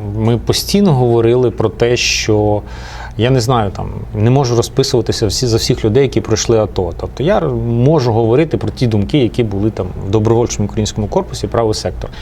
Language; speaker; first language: Ukrainian; non-native, local second language; Russian